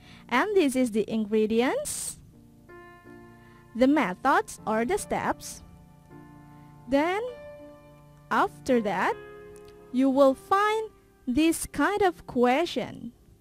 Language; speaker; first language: English; non-native, fluent; Indonesian